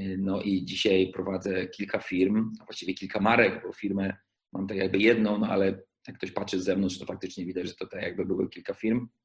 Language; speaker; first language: Polish; early bilingual, heritage; Polish